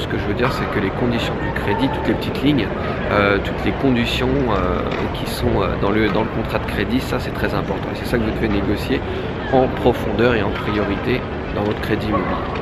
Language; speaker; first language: French; native; French